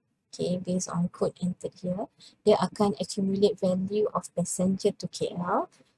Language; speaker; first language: English; non-native, local second language; Malay